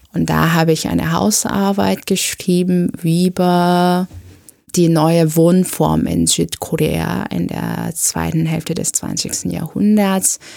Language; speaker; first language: German; non-native, fluent; Korean